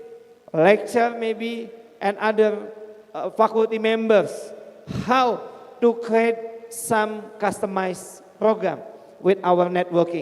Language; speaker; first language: English; non-native, fluent; Indonesian